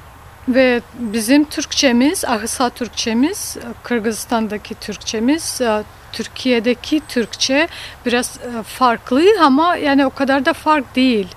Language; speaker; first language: Turkish; early bilingual, heritage; Russian